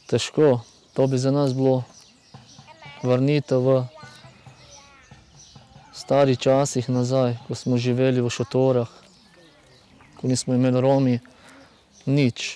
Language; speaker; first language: Slovenian; non-native, local second language; Romany